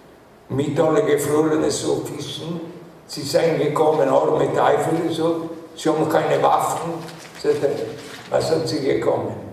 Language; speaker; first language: German; non-native, learner; Italian